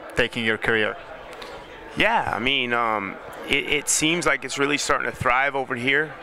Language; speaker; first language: English; native; English